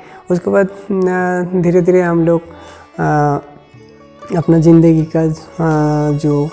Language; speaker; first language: Hindi; non-native, local second language; Bangla